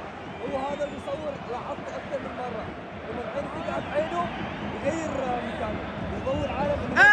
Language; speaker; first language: Arabic; native; Arabic